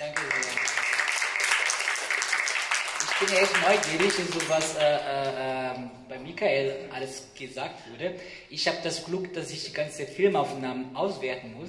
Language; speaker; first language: German; non-native, fluent; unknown